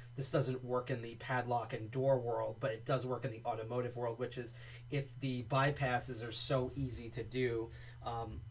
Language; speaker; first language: English; native; English